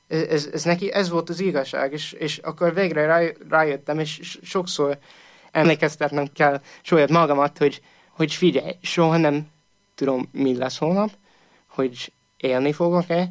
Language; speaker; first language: Hungarian; non-native, fluent; English